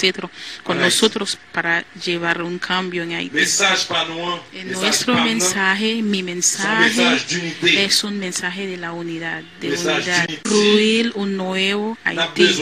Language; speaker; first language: Spanish; non-native, learner; Haitian Creole